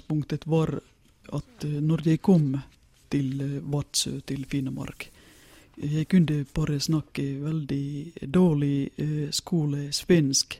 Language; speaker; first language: Norwegian; non-native, fluent; Finnish